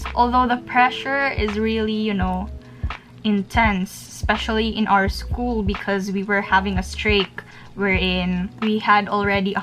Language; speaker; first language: English; non-native, local second language; Filipino